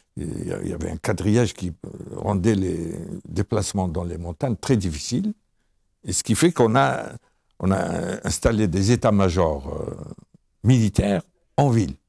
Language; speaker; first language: French; non-native, local second language; Arabic